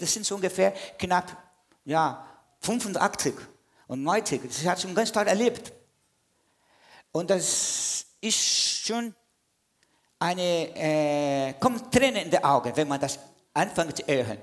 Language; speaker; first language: German; non-native, fluent; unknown